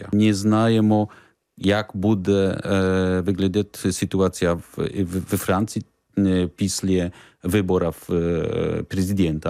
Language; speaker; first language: Ukrainian; non-native, learner; Polish